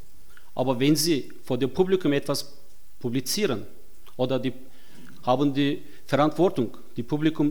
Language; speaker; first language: German; non-native, fluent; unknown